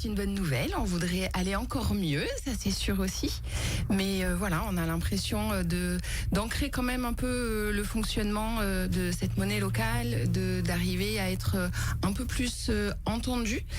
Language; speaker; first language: French; native; French